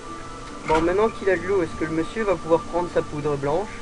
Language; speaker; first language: French; native; French